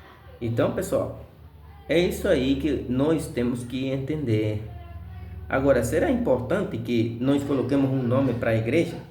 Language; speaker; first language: Portuguese; non-native, fluent; Spanish